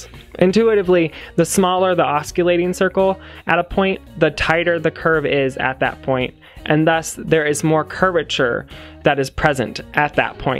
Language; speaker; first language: English; native; English